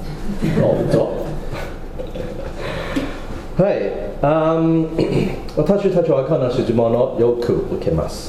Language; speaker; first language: Japanese; non-native, fluent; English